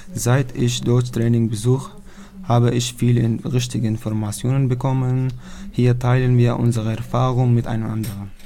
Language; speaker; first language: German; non-native, learner; Persian